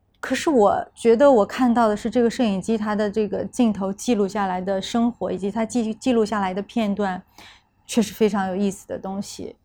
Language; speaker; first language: Chinese; native; Chinese